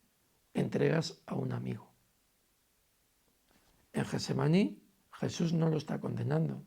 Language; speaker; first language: Spanish; native; Spanish